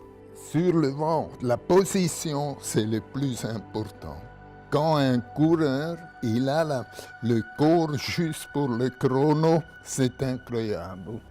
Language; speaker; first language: French; non-native, local second language; German